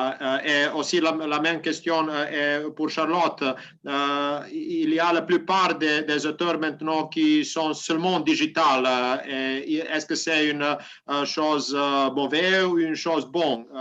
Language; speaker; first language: French; non-native, learner; Serbian